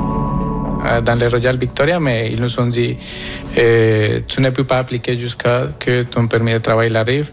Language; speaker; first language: French; non-native, fluent; Spanish